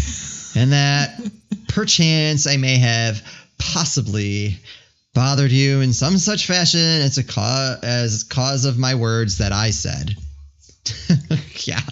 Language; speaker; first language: English; native; English